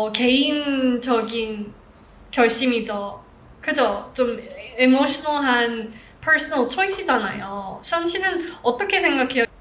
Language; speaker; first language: Korean; non-native, fluent; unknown